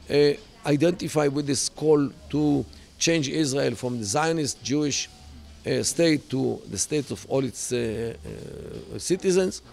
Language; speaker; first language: English; non-native, fluent; Hebrew